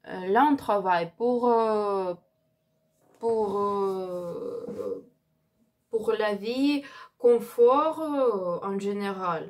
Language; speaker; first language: French; non-native, learner; Ukrainian